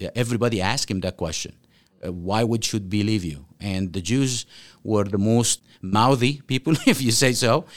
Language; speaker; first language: English; non-native, fluent; Arabic